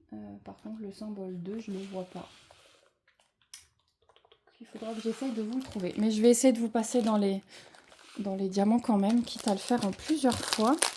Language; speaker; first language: French; native; French